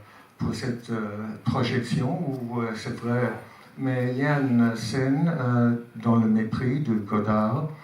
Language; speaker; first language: French; non-native, learner; English